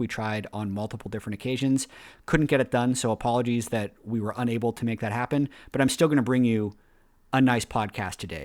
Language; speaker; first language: English; native; English